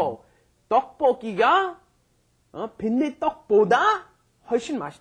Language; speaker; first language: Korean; non-native, fluent; English